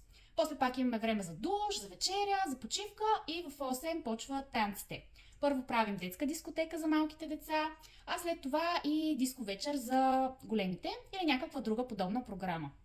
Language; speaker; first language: Bulgarian; native; Bulgarian